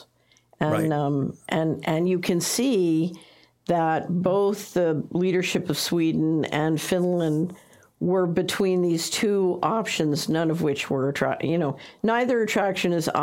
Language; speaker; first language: English; native; English